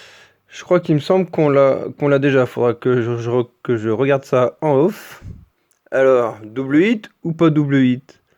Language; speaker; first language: French; native; French